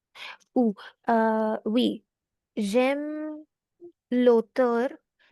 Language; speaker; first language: French; non-native, learner; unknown